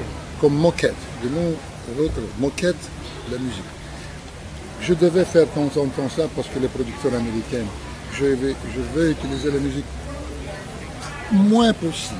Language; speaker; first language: French; non-native, fluent; Russian